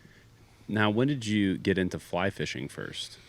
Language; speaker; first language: English; native; English